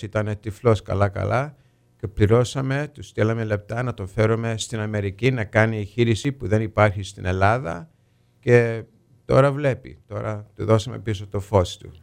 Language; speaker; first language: Greek; early bilingual, heritage; Greek